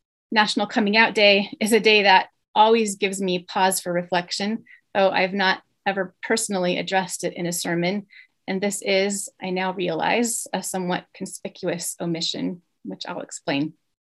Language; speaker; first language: English; native; English